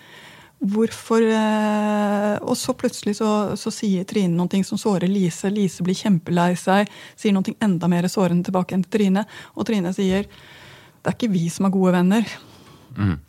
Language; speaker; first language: Norwegian; native; Norwegian